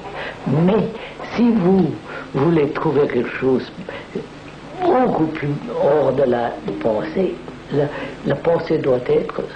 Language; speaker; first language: French; non-native, fluent; Telugu